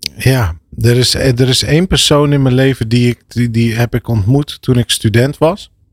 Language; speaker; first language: Dutch; early bilingual, other home language; Arabic